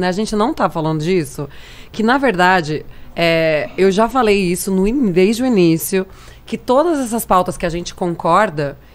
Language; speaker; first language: Portuguese; native; Portuguese